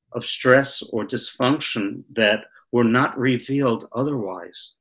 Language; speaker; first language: English; native; English